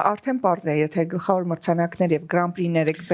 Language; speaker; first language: Armenian; native; Armenian